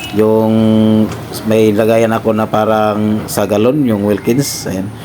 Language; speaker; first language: Filipino; non-native, local second language; Cebuano